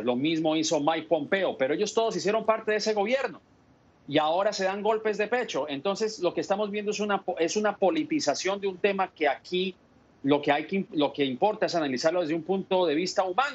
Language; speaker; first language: Spanish; native; Spanish